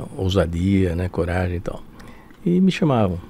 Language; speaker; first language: Portuguese; early bilingual, other home language; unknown